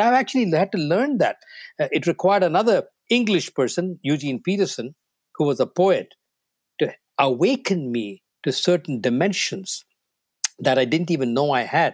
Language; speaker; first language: English; non-native, local second language; Tamil